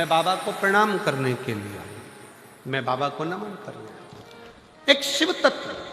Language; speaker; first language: Hindi; native; Hindi